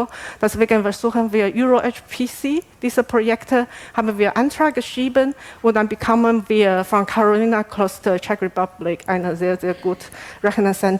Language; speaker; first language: German; non-native, learner; Chinese